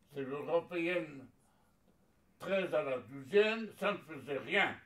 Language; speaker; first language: French; native; French